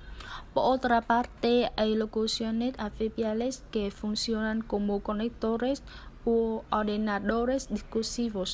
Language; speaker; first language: Spanish; non-native, learner; Vietnamese